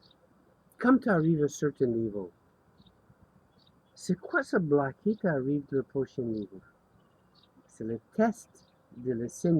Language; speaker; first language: French; non-native, learner; English